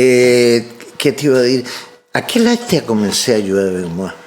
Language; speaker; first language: French; non-native, fluent; Spanish